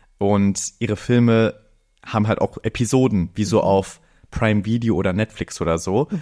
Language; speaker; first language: German; early bilingual, other home language; Greek